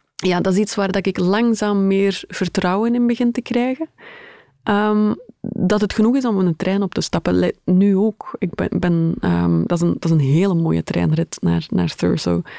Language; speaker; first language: Dutch; native; Dutch